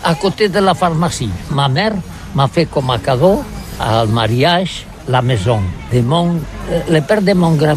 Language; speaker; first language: French; non-native, learner; Catalan